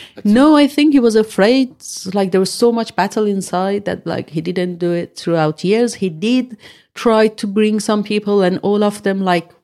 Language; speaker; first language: English; non-native, fluent; Persian